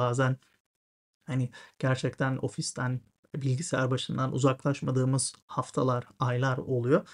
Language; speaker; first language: Turkish; native; Turkish